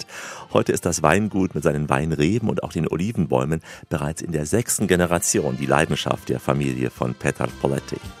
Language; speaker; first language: German; native; German